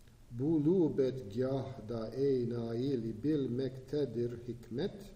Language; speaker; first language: Turkish; non-native, fluent; English